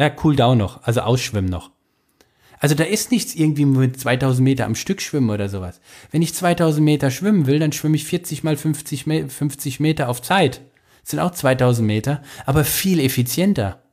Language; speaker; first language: German; native; German